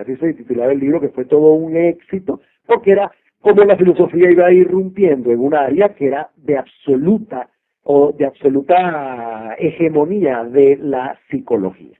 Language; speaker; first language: Spanish; native; Spanish